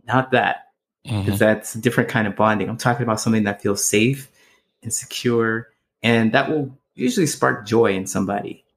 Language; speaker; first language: English; native; English